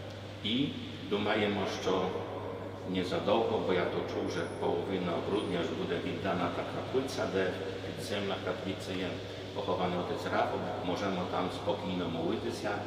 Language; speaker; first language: Ukrainian; non-native, fluent; Polish